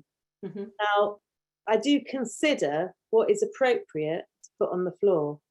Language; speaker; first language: English; native; English